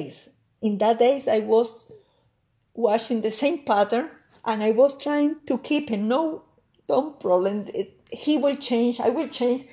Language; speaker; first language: English; non-native, learner; Spanish